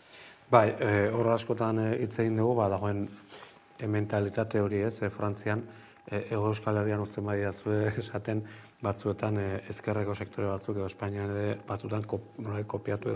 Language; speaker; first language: Basque; native; Basque